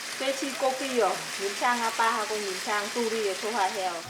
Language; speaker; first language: Korean; non-native, learner; Vietnamese